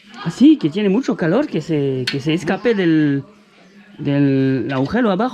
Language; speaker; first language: Spanish; non-native, learner; French